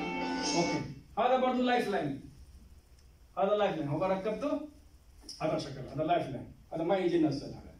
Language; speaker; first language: Arabic; non-native, learner; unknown